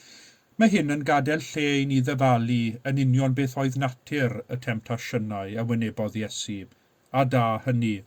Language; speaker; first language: Welsh; native; Welsh